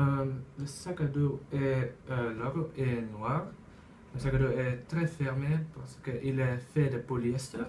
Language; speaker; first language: French; non-native, learner; Dutch